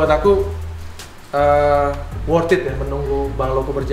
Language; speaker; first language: Indonesian; native; Indonesian